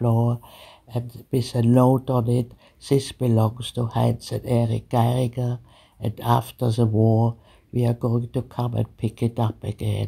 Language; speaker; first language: English; early bilingual, other home language; German